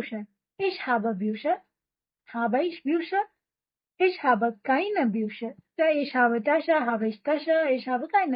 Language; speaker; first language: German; non-native, fluent; Hindi